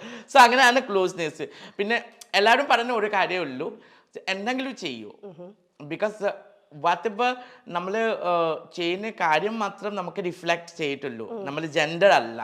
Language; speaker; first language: Malayalam; non-native, local second language; Assamese